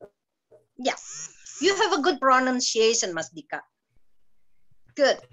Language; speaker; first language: English; non-native, fluent; Indonesian